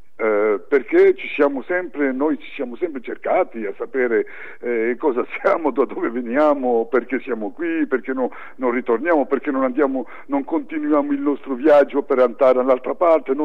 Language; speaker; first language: Italian; early bilingual, heritage; French